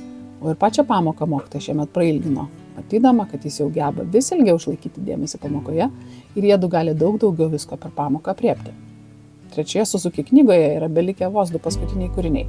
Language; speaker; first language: Lithuanian; native; Lithuanian